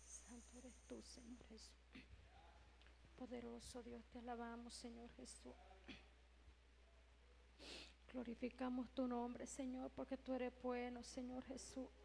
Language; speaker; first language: Spanish; native; Spanish